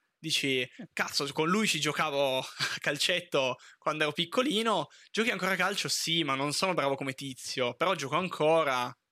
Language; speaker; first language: Italian; native; Italian